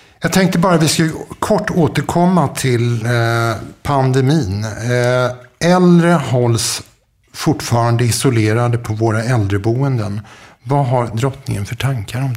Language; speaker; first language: Swedish; native; Swedish